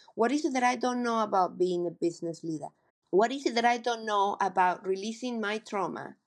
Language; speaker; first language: English; non-native, fluent; Spanish